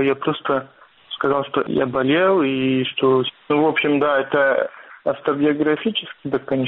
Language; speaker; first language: Russian; non-native, fluent; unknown